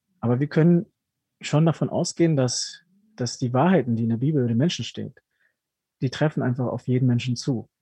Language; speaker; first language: German; early bilingual, other home language; Spanish